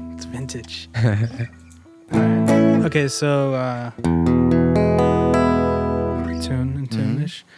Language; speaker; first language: English; early bilingual, other home language; German